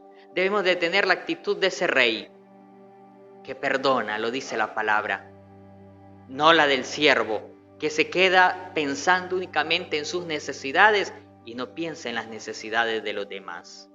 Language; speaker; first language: Spanish; native; Spanish